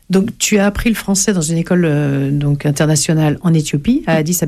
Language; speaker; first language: French; native; French